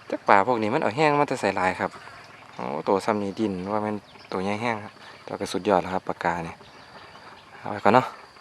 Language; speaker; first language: Thai; native; Thai